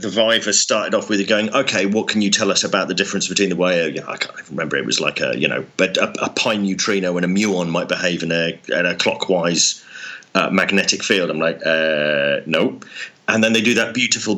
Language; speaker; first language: English; native; English